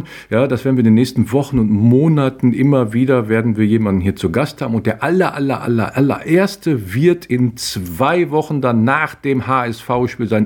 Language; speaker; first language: German; native; German